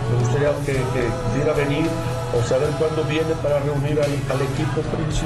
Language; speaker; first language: Spanish; native; Spanish